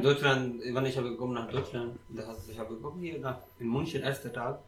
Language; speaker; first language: German; non-native, learner; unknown